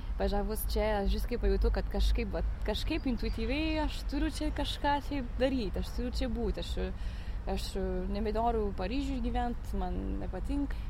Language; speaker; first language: Lithuanian; non-native, fluent; French